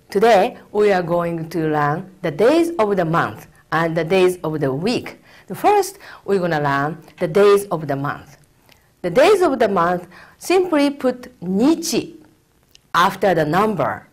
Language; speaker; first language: English; non-native, fluent; Japanese